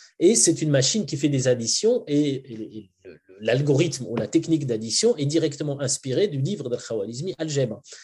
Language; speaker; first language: French; non-native, local second language; Arabic